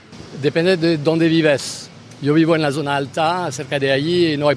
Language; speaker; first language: Spanish; non-native, fluent; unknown